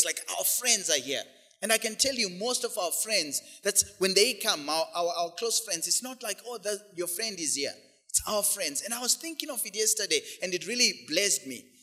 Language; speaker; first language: English; non-native, local second language; Shona